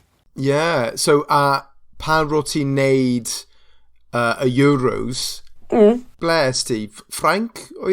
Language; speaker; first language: Welsh; non-native, local second language; English